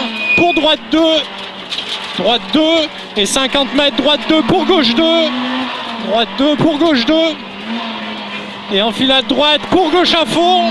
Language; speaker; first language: French; native; French